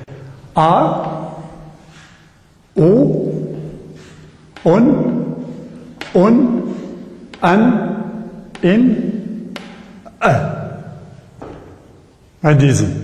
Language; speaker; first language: German; non-native, learner; Arabic